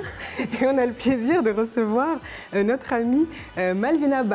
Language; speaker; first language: French; native; French